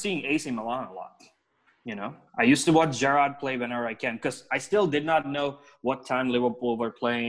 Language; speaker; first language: English; non-native, local second language; Telugu